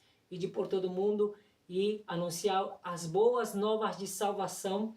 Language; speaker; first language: Portuguese; non-native, fluent; Spanish